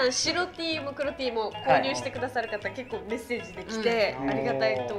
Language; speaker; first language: Japanese; native; Japanese